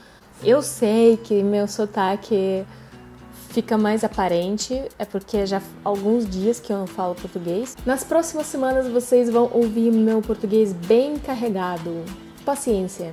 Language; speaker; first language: Portuguese; non-native, fluent; Russian